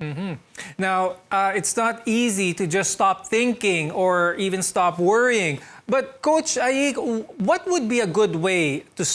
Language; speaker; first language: English; non-native, local second language; Filipino